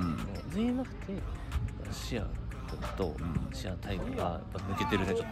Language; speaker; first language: Japanese; native; Japanese